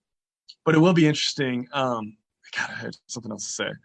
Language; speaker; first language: English; native; English